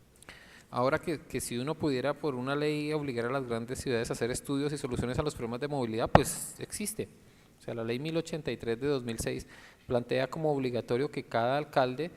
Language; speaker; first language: Spanish; native; Spanish